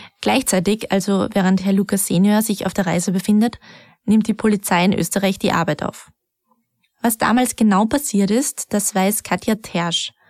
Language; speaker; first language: German; native; German